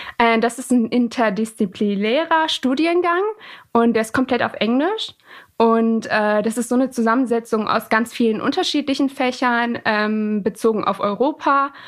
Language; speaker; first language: German; early bilingual, other home language; Persian